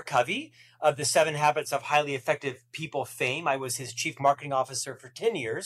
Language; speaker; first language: English; native; English